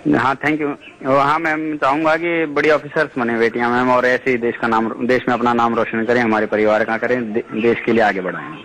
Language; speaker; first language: Hindi; native; Hindi